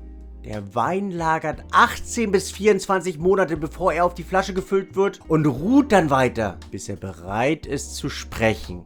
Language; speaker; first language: German; native; German